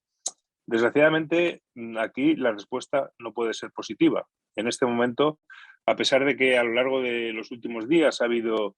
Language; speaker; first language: Spanish; native; Spanish